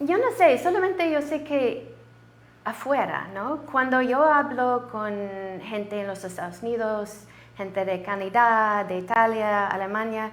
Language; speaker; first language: Spanish; non-native, learner; English